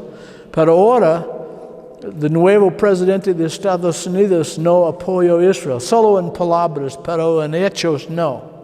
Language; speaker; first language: Spanish; non-native, learner; English